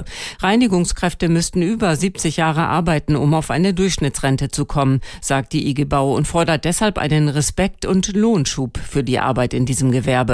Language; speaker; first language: German; native; German